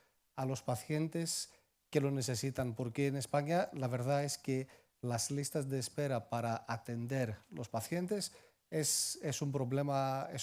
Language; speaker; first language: Spanish; non-native, fluent; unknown